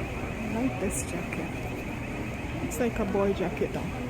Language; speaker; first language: English; native; English